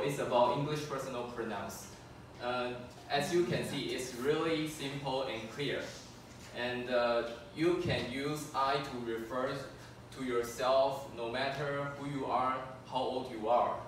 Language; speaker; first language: English; non-native, fluent; Chinese